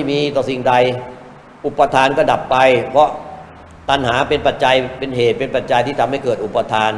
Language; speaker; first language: Thai; native; Thai